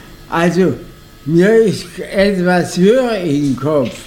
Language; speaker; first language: German; non-native, local second language; Swiss German